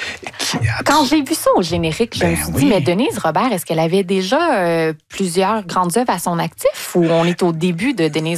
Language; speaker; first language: French; native; French